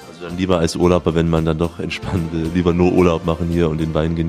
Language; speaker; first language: German; native; German